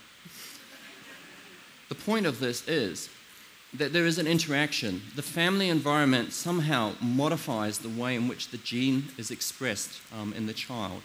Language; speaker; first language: English; native; English